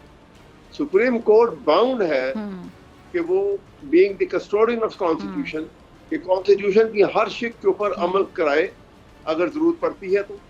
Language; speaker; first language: Urdu; native; Urdu